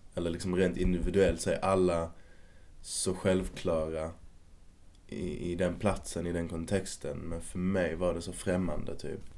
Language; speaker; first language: Swedish; early bilingual, other home language; Arabic